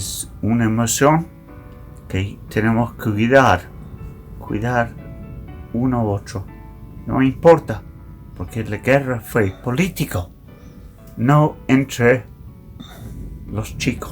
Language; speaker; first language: Spanish; non-native, learner; English